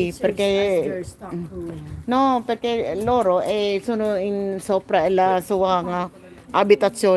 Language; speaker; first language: Italian; non-native, learner; Filipino